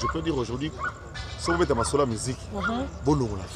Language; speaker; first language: French; non-native, local second language; Lingala